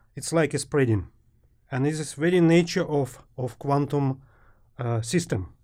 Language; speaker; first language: English; non-native, fluent; Ukrainian